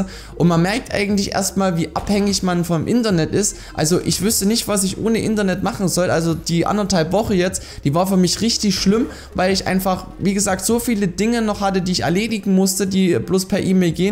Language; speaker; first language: German; native; German